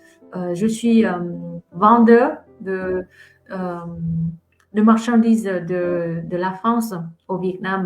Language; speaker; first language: French; non-native, fluent; Vietnamese